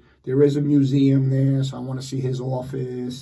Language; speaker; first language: English; native; English